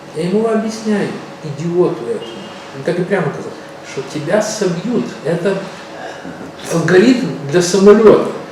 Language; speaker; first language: Russian; non-native, local second language; Ukrainian